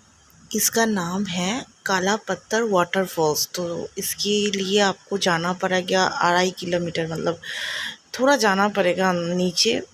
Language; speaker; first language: Hindi; non-native, local second language; Bangla